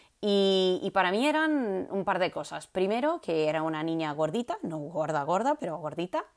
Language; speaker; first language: Spanish; non-native, fluent; English